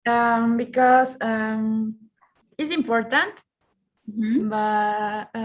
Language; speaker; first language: English; non-native, learner; Spanish